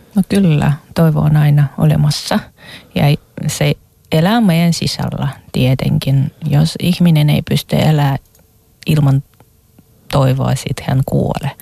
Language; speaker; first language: Finnish; non-native, fluent; Russian